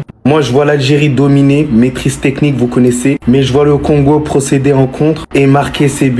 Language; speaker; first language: French; early bilingual, other home language; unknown